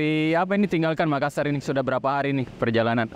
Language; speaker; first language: Indonesian; native; Indonesian